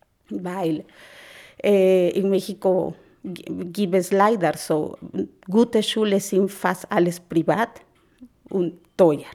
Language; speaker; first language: German; non-native, learner; Spanish